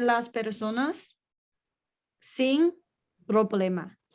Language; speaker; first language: Spanish; non-native, learner; English